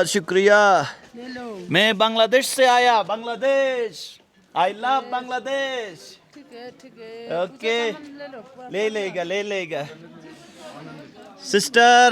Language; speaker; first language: Hindi; non-native, learner; Bangla